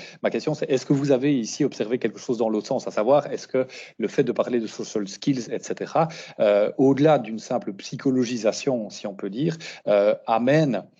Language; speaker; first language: French; native; French